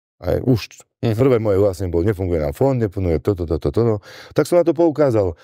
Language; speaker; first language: Slovak; native; Slovak